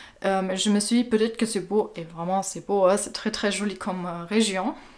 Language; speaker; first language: French; non-native, fluent; German